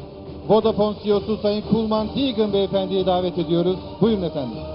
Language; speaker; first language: Turkish; native; Turkish